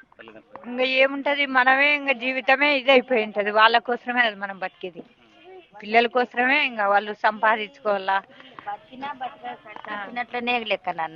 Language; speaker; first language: Telugu; native; Telugu